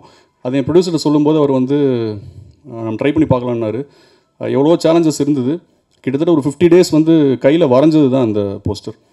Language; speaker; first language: Tamil; native; Tamil